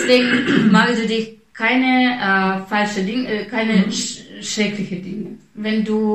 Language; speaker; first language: German; non-native, fluent; Russian